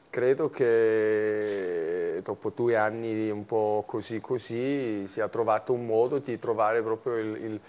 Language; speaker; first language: Italian; non-native, fluent; German